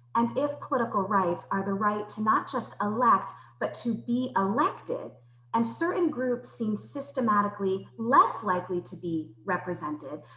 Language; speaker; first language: English; native; English